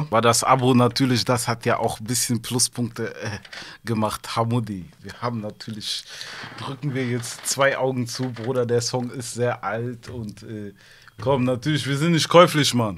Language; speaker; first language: German; early bilingual, other home language; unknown